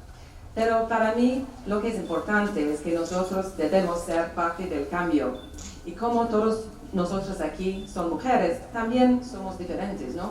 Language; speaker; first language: Spanish; non-native, fluent; English